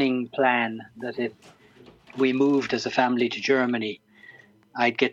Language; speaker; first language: English; native; English